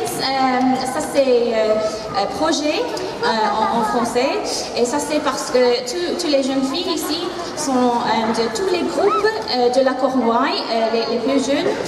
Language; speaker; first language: French; non-native, fluent; English